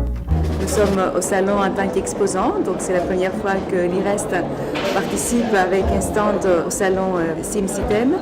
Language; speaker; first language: French; native; French